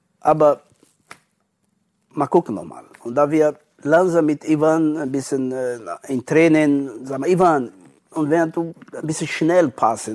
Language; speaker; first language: German; non-native, learner; Portuguese